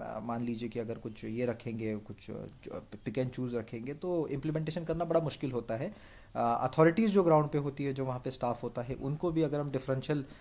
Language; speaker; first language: Hindi; non-native, local second language; Marathi